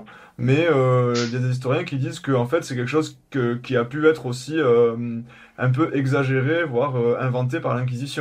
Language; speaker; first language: French; native; French